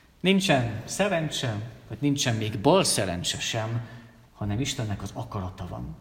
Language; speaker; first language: Hungarian; native; Hungarian